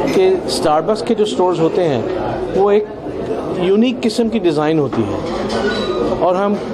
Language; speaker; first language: Hindi; native; Hindi